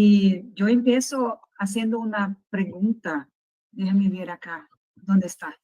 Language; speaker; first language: Spanish; non-native, fluent; Portuguese